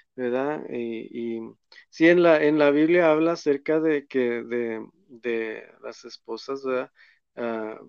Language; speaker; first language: Spanish; native; Spanish